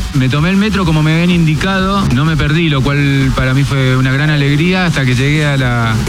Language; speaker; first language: Spanish; native; Spanish